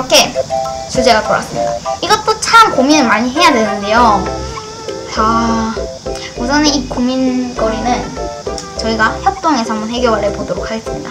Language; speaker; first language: Korean; native; Korean